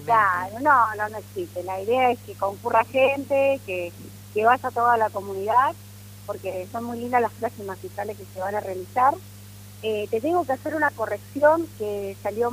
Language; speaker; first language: Spanish; native; Spanish